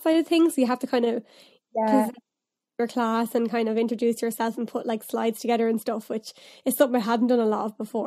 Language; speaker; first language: English; native; English